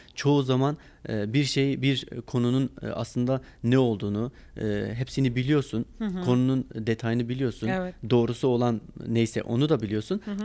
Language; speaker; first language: Turkish; non-native, local second language; Kurdish